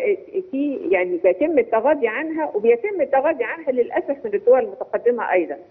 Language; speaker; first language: Arabic; native; Arabic